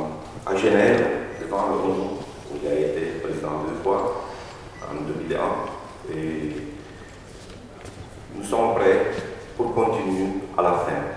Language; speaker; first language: French; non-native, learner; Romanian